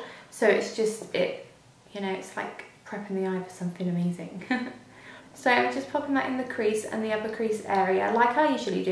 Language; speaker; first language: English; native; English